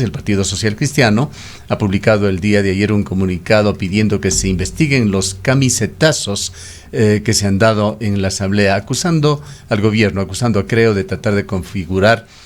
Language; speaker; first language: Spanish; native; Spanish